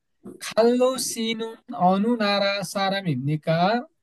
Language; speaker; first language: Korean; non-native, fluent; Nepali